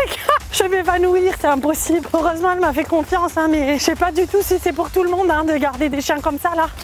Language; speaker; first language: French; native; French